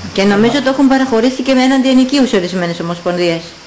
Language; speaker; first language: Greek; native; Greek